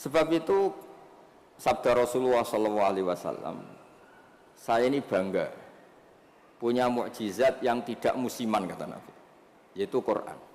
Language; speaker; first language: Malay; non-native, local second language; Javanese